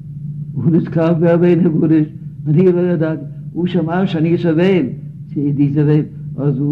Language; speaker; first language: Hebrew; non-native, fluent; Yiddish